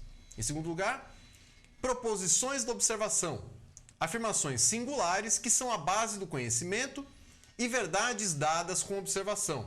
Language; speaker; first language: Portuguese; native; Portuguese